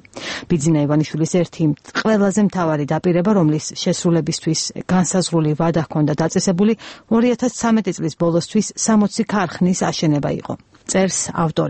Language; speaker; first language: Georgian; native; Georgian